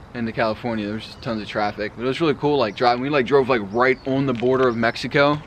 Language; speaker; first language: English; native; English